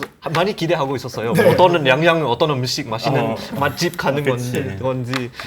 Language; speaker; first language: Korean; non-native, learner; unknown